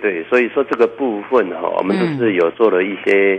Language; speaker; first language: Chinese; native; Chinese